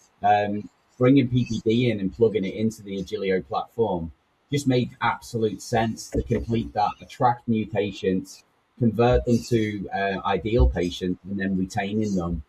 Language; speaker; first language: English; native; English